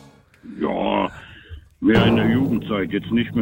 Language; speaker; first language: German; native; German